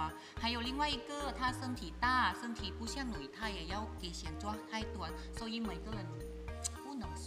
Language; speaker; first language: Chinese; non-native, learner; Thai